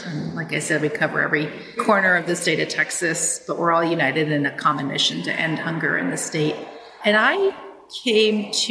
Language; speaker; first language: English; native; English